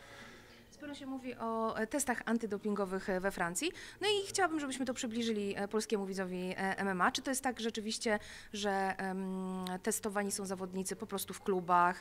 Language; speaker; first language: Polish; native; Polish